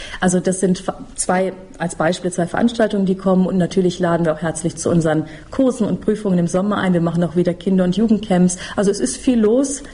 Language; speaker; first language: German; native; German